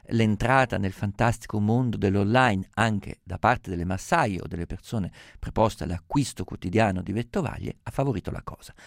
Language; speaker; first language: Italian; native; Italian